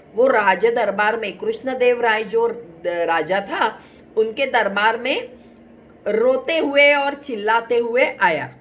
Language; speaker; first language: Hindi; non-native, local second language; Marathi